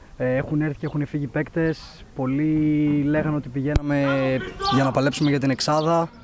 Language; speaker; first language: Greek; native; Greek